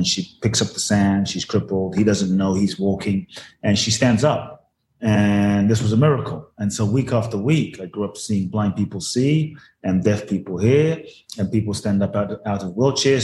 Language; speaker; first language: English; native; English